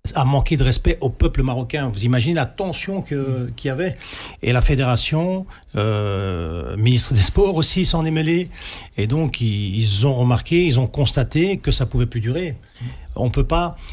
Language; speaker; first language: French; native; French